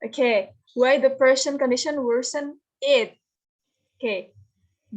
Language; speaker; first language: English; non-native, fluent; Indonesian